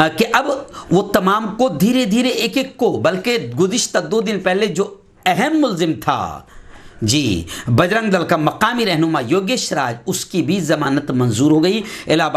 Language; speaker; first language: Urdu; native; Urdu